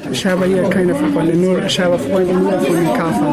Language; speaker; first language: German; non-native, learner; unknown